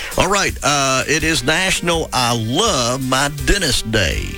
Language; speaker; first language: English; native; English